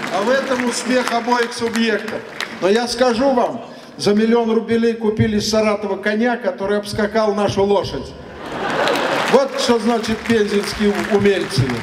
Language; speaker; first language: Russian; non-native, local second language; Tatar